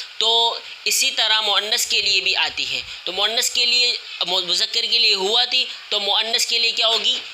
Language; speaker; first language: Urdu; native; Urdu